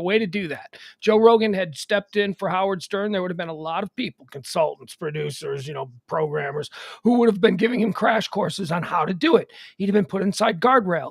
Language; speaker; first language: English; native; English